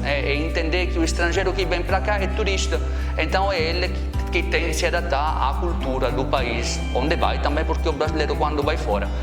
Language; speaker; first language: Portuguese; non-native, fluent; Italian